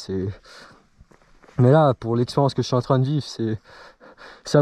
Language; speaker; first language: French; native; French